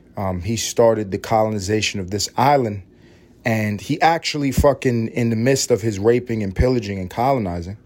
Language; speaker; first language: English; early bilingual, other home language; Spanish